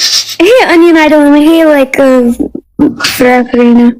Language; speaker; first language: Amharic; non-native, learner; English